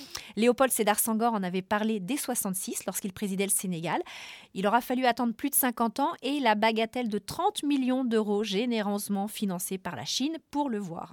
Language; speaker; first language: French; native; French